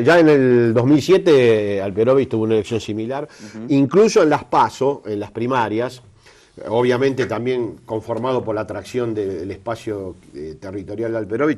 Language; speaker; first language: Spanish; native; Spanish